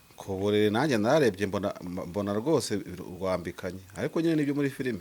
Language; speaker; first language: Kinyarwanda; native; Kinyarwanda